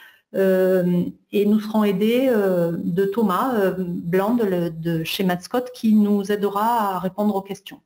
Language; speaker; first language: French; native; French